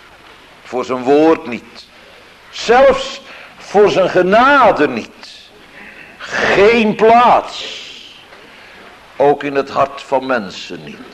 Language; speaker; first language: Dutch; native; Dutch